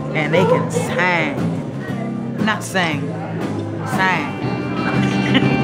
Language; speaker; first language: English; native; English